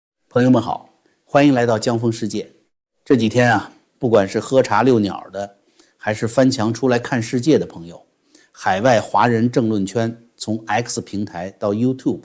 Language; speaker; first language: Chinese; native; Chinese